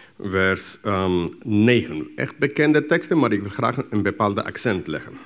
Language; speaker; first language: Dutch; non-native, fluent; English